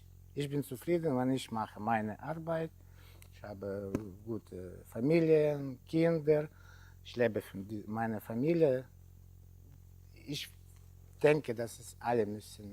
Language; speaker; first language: German; non-native, learner; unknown